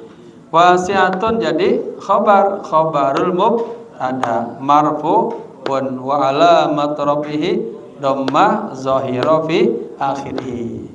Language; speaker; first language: Arabic; non-native, fluent; Indonesian